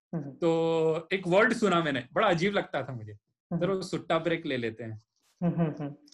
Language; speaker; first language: Hindi; native; Hindi